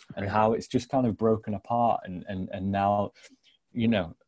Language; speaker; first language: English; native; English